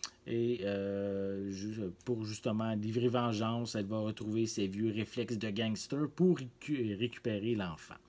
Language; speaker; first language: French; native; French